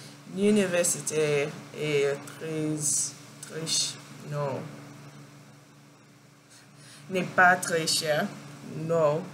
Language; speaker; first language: French; non-native, learner; English